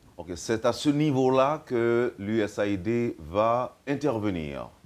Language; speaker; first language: French; native; French